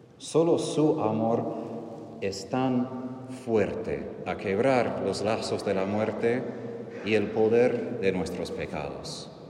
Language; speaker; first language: Spanish; non-native, fluent; English